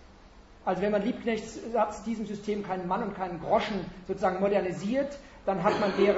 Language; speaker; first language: German; native; German